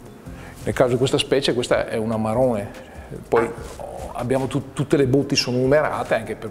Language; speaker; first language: Italian; native; Italian